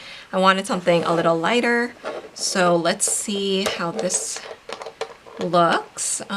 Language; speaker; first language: English; native; English